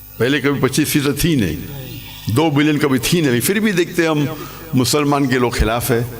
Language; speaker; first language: Urdu; non-native, local second language; English